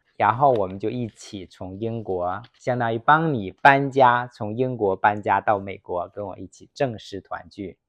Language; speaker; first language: Chinese; native; Chinese